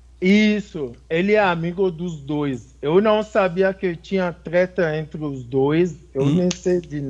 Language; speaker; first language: Portuguese; non-native, fluent; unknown